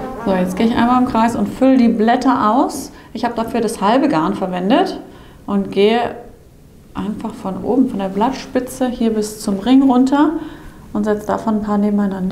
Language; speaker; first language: German; native; German